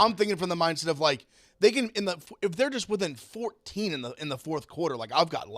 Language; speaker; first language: English; native; English